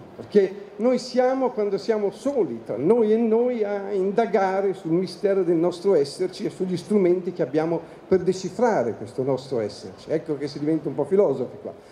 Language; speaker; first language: Italian; native; Italian